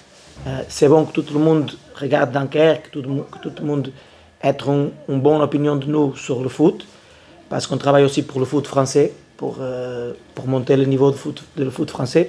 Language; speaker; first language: French; non-native, learner; Portuguese